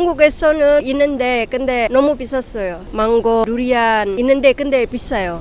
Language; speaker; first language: Korean; non-native, learner; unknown